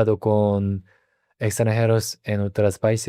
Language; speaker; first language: Spanish; non-native, learner; Korean